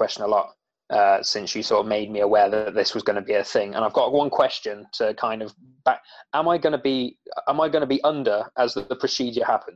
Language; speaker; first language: English; native; English